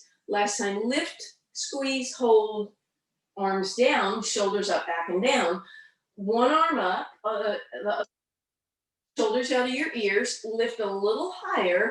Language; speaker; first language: English; native; English